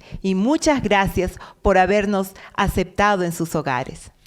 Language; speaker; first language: Spanish; native; Spanish